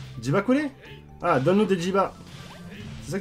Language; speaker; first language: French; native; French